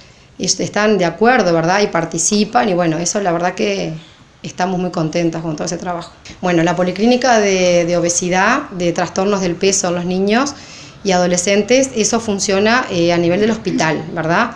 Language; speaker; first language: Spanish; native; Spanish